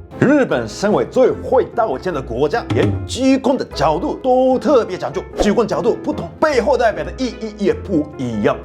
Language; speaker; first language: Chinese; non-native, fluent; Japanese